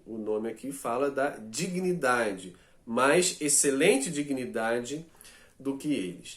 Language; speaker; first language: Portuguese; native; Portuguese